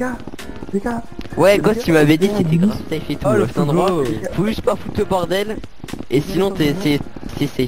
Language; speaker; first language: French; native; French